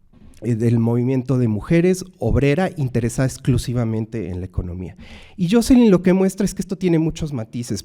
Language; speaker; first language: Spanish; native; Spanish